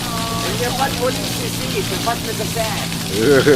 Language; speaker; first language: French; non-native, learner; Arabic